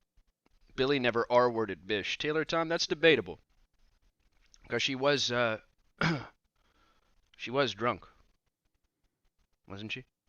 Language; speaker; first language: English; native; English